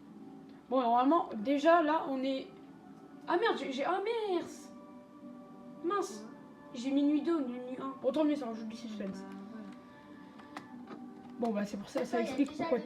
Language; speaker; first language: French; native; French